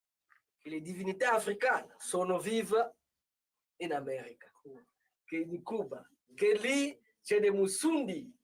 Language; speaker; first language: Italian; non-native, learner; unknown